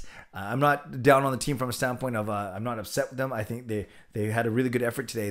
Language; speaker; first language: English; native; English